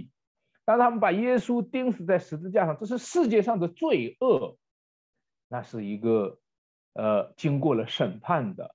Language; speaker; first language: Chinese; native; Chinese